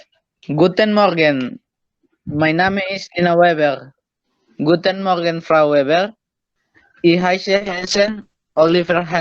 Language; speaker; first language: German; non-native, learner; Indonesian